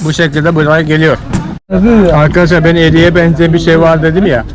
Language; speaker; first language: Turkish; non-native, fluent; Malayalam